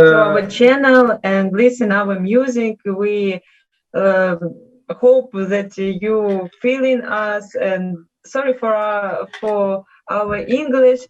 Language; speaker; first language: English; non-native, learner; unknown